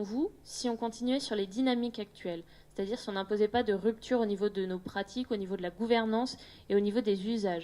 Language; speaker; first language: French; native; French